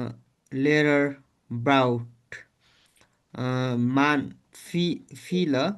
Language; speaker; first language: German; non-native, learner; Nepali